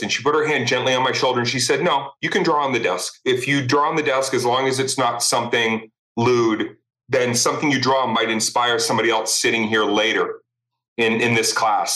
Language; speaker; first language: English; native; English